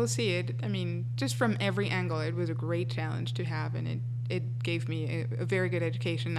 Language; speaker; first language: English; non-native, fluent; Spanish